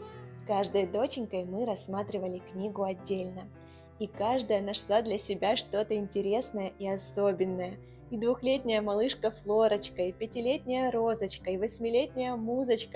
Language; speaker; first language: Russian; native; Russian